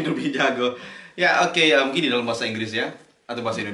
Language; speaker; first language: Indonesian; native; Indonesian